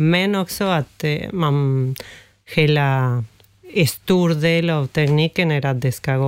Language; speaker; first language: Swedish; non-native, fluent; Spanish